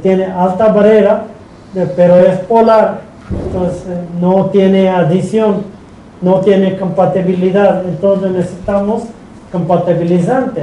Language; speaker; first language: Spanish; non-native, fluent; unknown